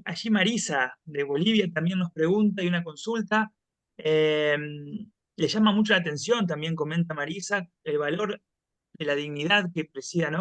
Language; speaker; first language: Spanish; native; Spanish